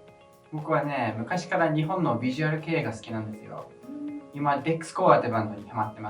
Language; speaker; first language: Japanese; non-native, fluent; English